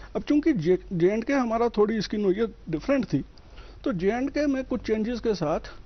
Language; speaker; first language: Hindi; native; Hindi